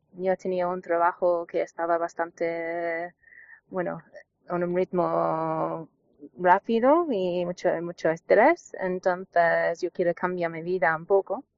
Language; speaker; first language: Spanish; non-native, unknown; English